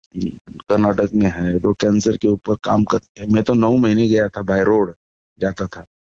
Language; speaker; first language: Hindi; non-native, local second language; Marathi